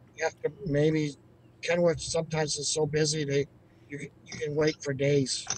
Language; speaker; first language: English; native; English